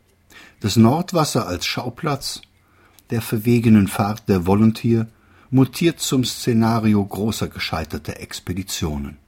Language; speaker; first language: German; native; German